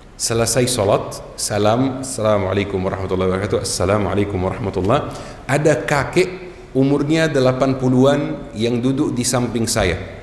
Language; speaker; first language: Indonesian; non-native, fluent; Arabic